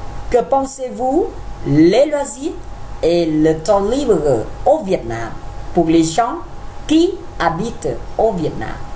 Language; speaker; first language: French; non-native, fluent; Vietnamese